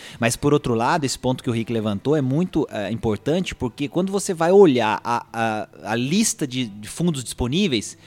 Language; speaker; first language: Portuguese; native; Portuguese